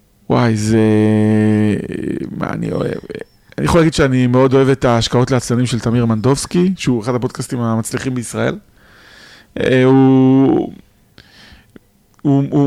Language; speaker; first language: Hebrew; native; Hebrew